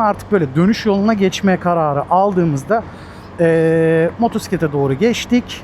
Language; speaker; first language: Turkish; native; Turkish